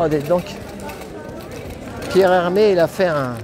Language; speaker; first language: French; native; French